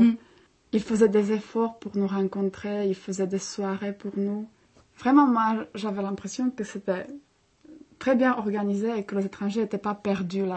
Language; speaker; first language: French; non-native, fluent; Czech